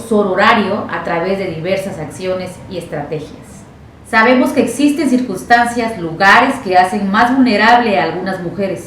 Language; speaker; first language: Spanish; native; Spanish